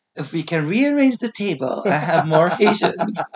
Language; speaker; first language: English; non-native, fluent; Arabic